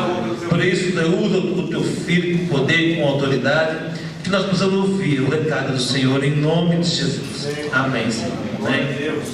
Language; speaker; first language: Portuguese; native; Portuguese